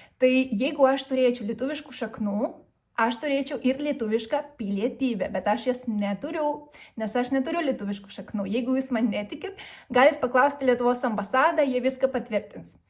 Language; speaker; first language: Lithuanian; early bilingual, other home language; Spanish